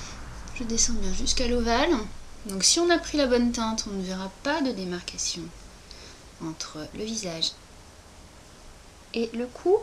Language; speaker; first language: French; native; French